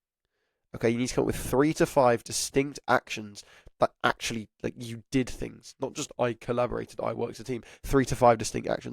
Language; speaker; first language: English; native; English